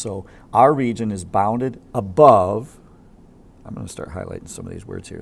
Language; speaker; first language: English; native; English